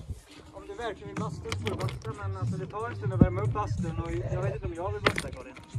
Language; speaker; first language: Swedish; native; Swedish